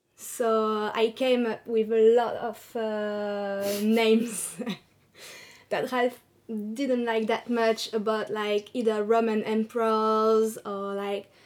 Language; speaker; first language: English; non-native, fluent; French